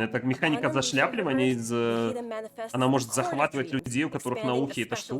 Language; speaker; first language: Russian; native; Russian